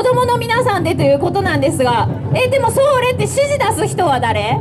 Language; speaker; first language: Japanese; native; Japanese